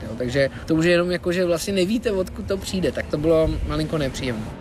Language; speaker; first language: Czech; native; Czech